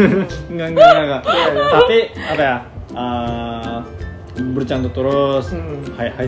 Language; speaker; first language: Indonesian; non-native, learner; Japanese